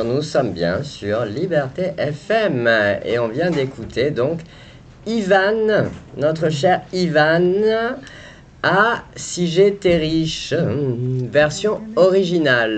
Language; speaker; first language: French; native; French